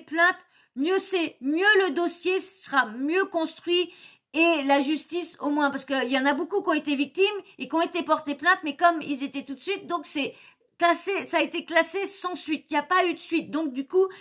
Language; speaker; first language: French; native; French